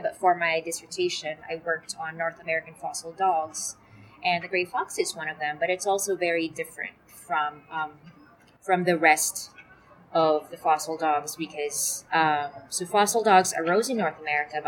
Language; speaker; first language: English; non-native, local second language; Filipino